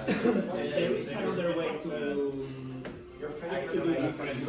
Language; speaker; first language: English; non-native, learner; Spanish